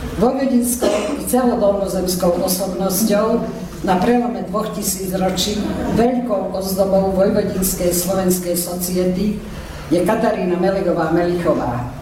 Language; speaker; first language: Slovak; early bilingual, heritage; Slovak